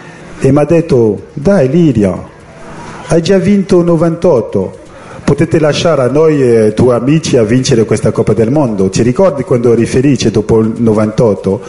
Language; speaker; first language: Italian; non-native, fluent; French